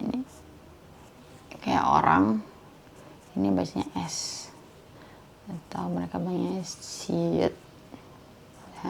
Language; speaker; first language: Indonesian; native; Indonesian